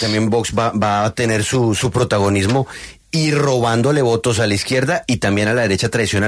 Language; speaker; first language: Spanish; native; Spanish